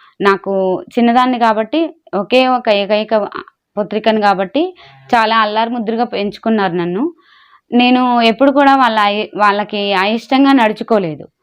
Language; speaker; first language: Telugu; non-native, local second language; Urdu